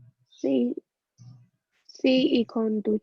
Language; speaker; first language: Spanish; non-native, learner; English